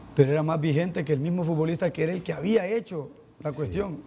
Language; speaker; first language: Spanish; native; Spanish